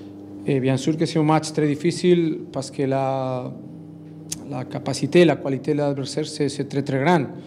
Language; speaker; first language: French; non-native, learner; Spanish